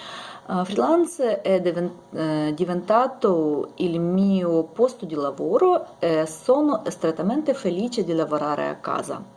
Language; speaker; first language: Italian; non-native, learner; Ukrainian